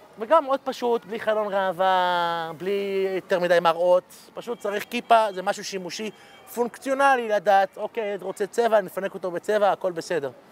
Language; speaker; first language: Hebrew; early bilingual, other home language; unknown